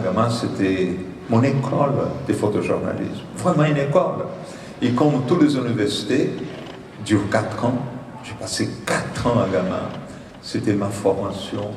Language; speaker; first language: French; non-native, fluent; Portuguese